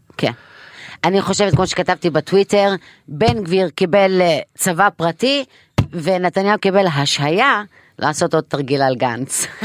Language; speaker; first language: Hebrew; non-native, local second language; Arabic